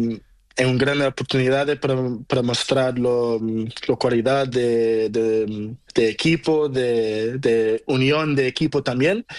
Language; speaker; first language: Spanish; non-native, learner; Portuguese